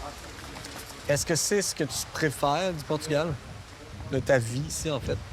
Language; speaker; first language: French; native; French